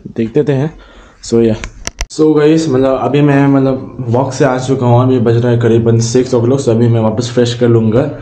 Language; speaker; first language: Hindi; non-native, local second language; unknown